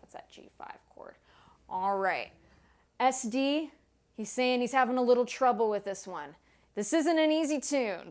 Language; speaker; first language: English; native; English